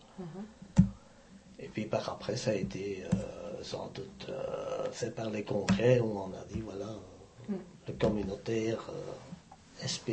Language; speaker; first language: French; native; French